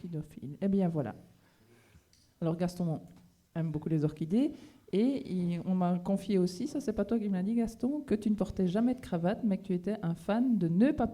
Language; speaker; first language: French; native; French